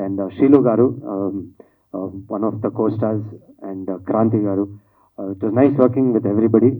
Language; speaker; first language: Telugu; non-native, learner; Kannada